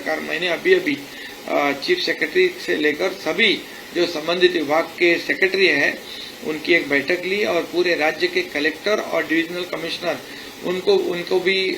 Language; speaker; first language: Hindi; non-native, local second language; Marathi